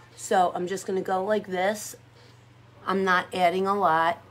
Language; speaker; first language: English; native; English